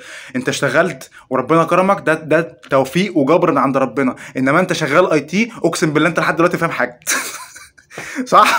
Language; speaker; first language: Arabic; native; Arabic